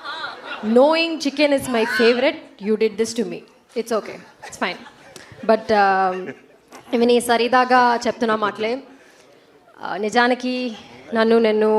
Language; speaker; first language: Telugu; non-native, learner; Malayalam